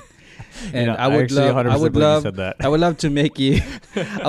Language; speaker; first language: English; non-native, local second language; Waray